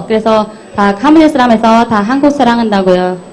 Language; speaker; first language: Korean; non-native, learner; Khmer